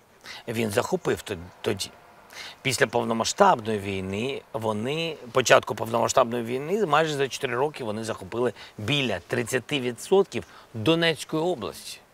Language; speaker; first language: Ukrainian; non-native, local second language; Russian